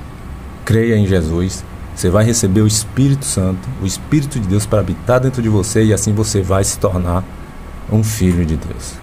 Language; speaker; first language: Portuguese; native; Portuguese